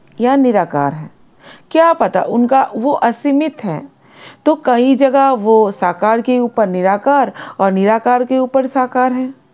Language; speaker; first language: Hindi; non-native, local second language; Bangla